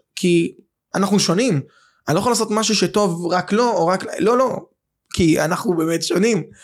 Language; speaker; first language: Hebrew; native; Hebrew